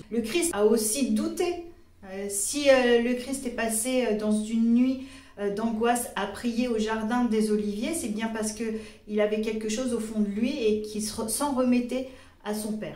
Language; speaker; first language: French; native; French